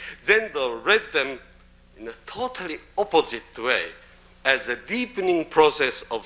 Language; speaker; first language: English; non-native, fluent; Japanese